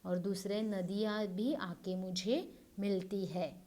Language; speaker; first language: Hindi; non-native, local second language; Marathi